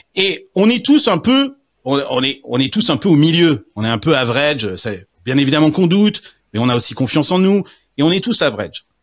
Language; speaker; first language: French; native; French